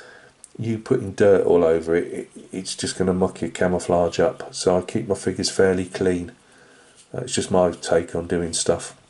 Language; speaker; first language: English; native; English